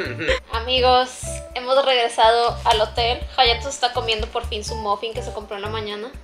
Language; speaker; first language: Spanish; native; Spanish